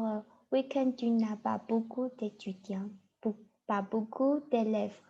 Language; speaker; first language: French; non-native, learner; Chinese